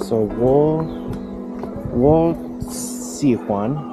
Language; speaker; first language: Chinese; non-native, learner; English